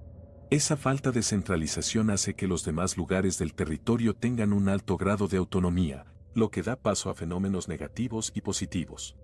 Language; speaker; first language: Spanish; native; Spanish